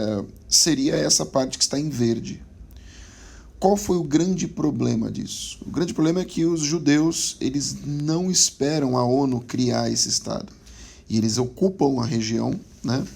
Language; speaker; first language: Portuguese; native; Portuguese